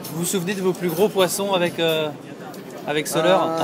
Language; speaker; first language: French; native; French